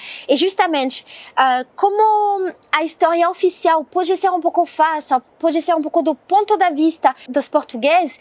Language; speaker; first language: Portuguese; non-native, learner; French